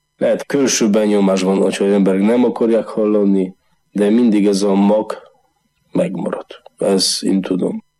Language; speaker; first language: Hungarian; non-native, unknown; Polish